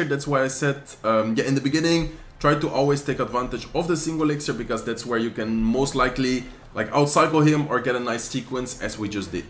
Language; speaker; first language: English; non-native, fluent; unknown